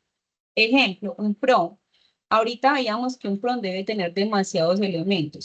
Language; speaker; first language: Spanish; native; Spanish